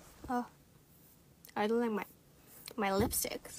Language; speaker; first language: English; non-native, learner; Korean